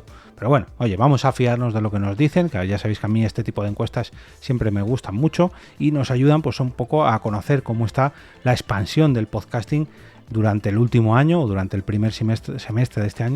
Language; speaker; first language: Spanish; native; Spanish